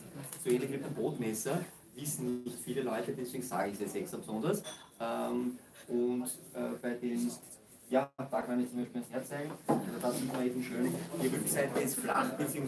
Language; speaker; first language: German; native; German